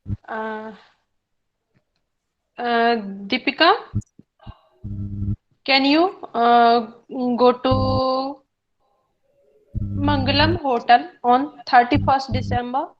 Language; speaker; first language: English; non-native, learner; Hindi